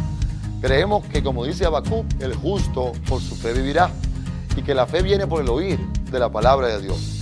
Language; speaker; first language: Spanish; native; Spanish